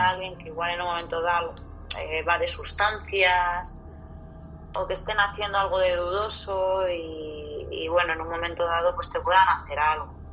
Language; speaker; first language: Spanish; native; Spanish